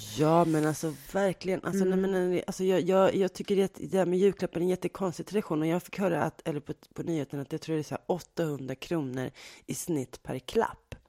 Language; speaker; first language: Swedish; native; Swedish